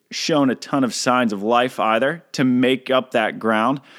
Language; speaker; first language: English; native; English